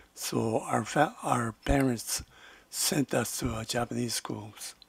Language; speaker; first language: English; non-native, fluent; Spanish